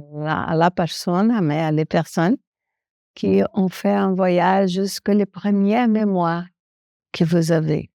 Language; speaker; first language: French; non-native, fluent; Portuguese